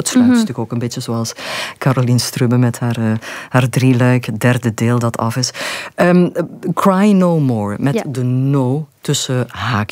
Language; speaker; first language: Dutch; native; Dutch